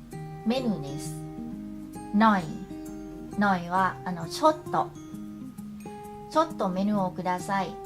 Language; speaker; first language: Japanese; non-native, fluent; Thai